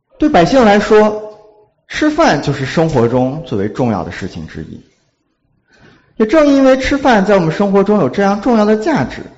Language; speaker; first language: Chinese; native; Chinese